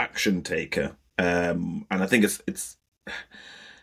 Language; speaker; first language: English; native; English